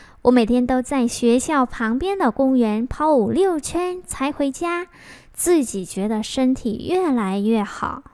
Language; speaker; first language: Chinese; non-native, fluent; Vietnamese